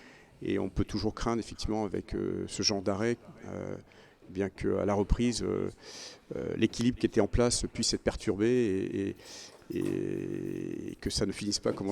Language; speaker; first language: French; native; French